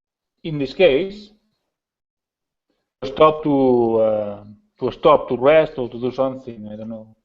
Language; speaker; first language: English; non-native, learner; Spanish